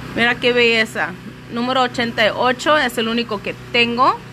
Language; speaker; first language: Spanish; early bilingual, heritage; Spanish